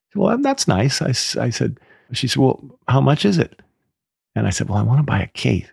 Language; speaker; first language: English; native; English